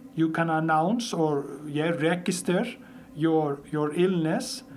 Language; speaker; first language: English; non-native, fluent; Icelandic